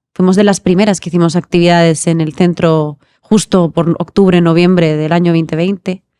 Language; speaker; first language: Spanish; native; Spanish